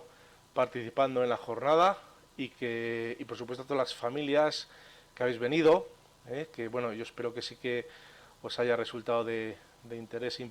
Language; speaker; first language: Spanish; native; Spanish